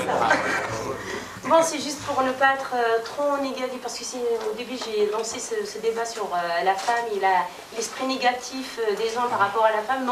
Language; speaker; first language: French; non-native, local second language; Kabyle